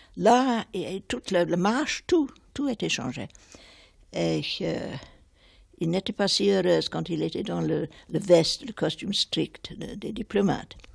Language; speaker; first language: French; non-native, fluent; English